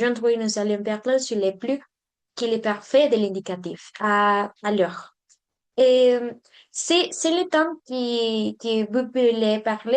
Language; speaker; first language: French; non-native, learner; Spanish